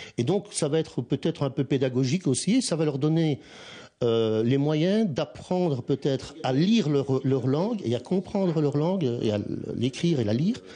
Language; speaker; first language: French; native; French